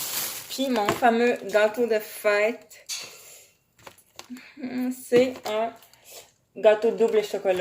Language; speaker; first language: French; native; French